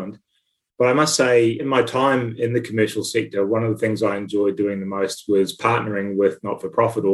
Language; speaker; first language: English; native; English